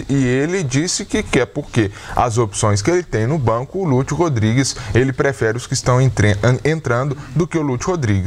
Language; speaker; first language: Portuguese; native; Portuguese